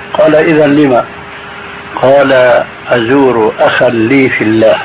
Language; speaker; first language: Arabic; early bilingual, other home language; Albanian